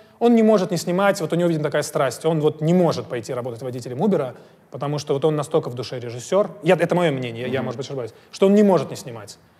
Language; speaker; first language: Russian; native; Russian